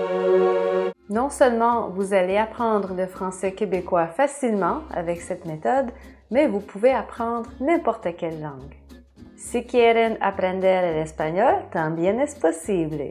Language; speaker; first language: French; native; French